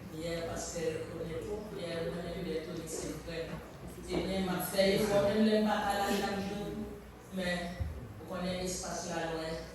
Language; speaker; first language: French; non-native, local second language; Haitian Creole